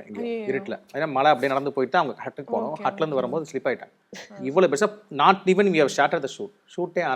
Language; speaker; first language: Tamil; native; Tamil